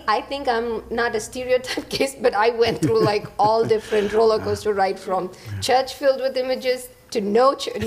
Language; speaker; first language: English; non-native, local second language; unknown